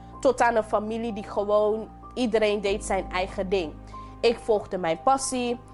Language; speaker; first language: Dutch; non-native, local second language; English